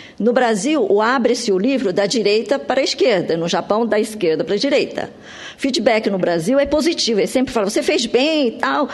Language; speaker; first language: Portuguese; early bilingual, other home language; Japanese